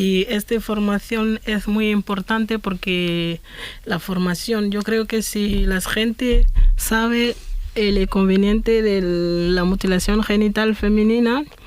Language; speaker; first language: Spanish; non-native, fluent; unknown